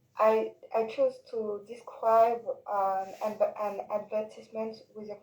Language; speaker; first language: English; non-native, learner; French